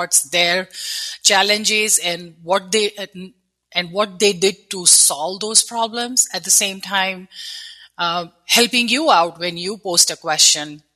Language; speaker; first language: English; non-native, local second language; Gujarati